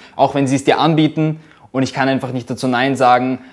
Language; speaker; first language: German; early bilingual, other home language; Russian